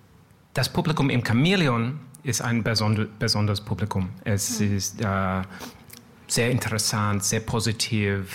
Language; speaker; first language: German; non-native, learner; French